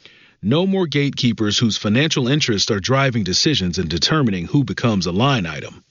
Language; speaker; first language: English; native; English